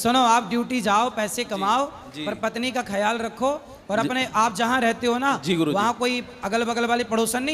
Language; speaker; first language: Hindi; native; Hindi